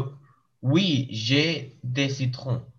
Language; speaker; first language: French; non-native, learner; English